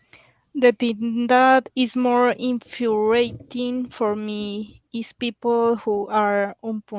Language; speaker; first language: English; non-native, learner; Spanish